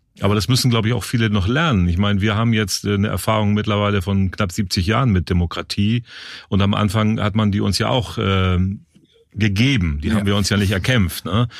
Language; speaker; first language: German; native; German